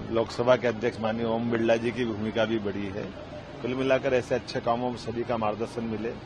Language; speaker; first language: Hindi; native; Hindi